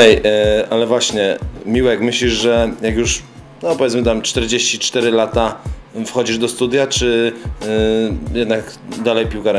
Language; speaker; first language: Polish; native; Polish